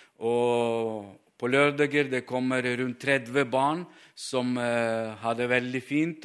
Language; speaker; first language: Norwegian; non-native, fluent; Ukrainian